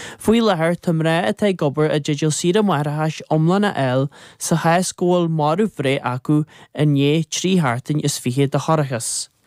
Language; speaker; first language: Irish; native; Irish